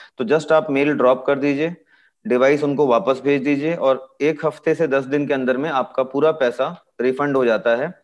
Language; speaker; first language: Hindi; native; Hindi